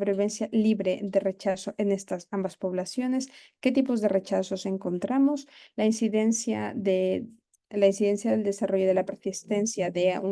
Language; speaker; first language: Spanish; native; Spanish